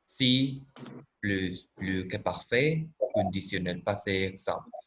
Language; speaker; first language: French; non-native, learner; Spanish